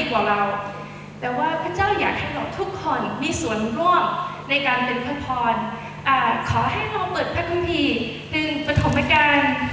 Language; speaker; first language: Thai; non-native, fluent; English